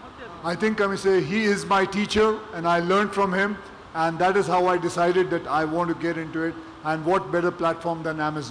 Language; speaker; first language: English; non-native, local second language; Hindi